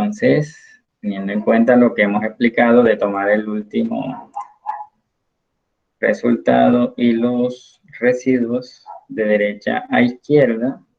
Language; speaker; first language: Spanish; native; Spanish